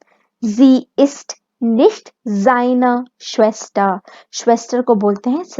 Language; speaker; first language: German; non-native, fluent; Hindi